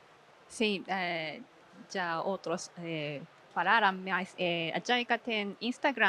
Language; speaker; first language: Portuguese; non-native, fluent; Japanese